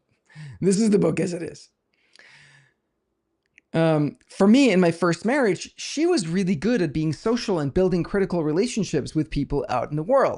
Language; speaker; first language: English; non-native, fluent; Danish